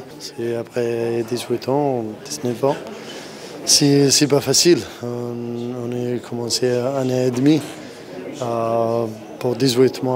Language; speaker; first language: French; non-native, learner; Arabic